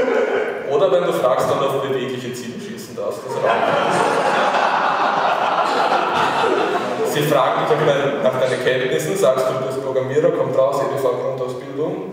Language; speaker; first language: German; native; German